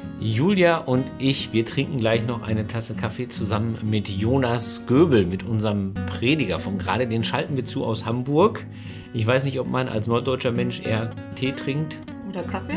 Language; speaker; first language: German; native; German